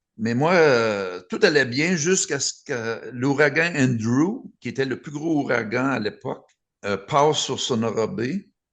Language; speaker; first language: French; native; French